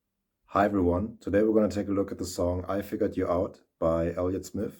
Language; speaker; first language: English; non-native, fluent; German